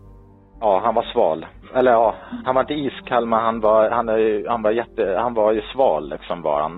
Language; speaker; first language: Swedish; native; Swedish